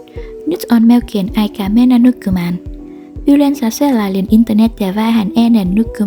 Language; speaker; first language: Finnish; non-native, learner; Vietnamese